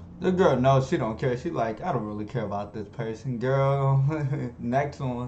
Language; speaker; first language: English; native; English